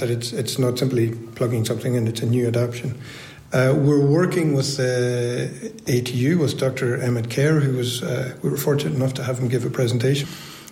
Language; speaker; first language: English; native; English